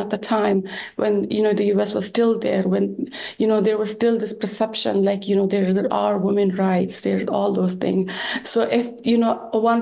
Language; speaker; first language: English; non-native, fluent; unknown